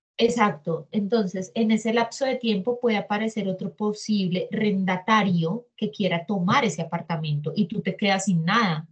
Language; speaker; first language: Spanish; native; Spanish